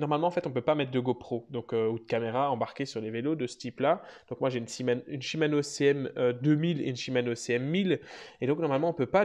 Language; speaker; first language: French; native; French